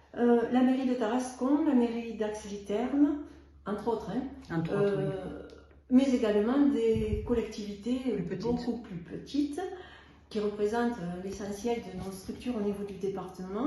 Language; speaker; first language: French; native; French